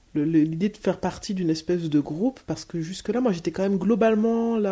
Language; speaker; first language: French; native; French